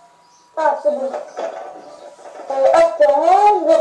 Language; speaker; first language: French; native; French